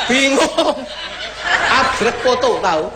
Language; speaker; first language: Indonesian; non-native, local second language; Javanese